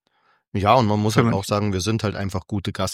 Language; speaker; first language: German; native; German